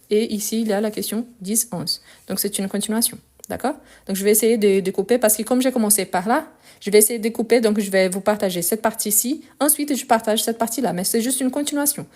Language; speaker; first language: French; non-native, fluent; Portuguese